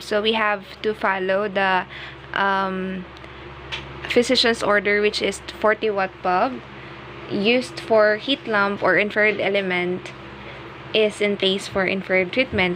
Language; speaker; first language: English; non-native, local second language; Filipino